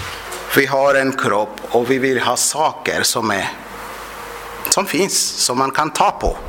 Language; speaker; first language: Swedish; non-native, fluent; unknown